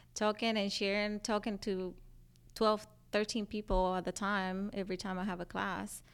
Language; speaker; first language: English; non-native, fluent; Spanish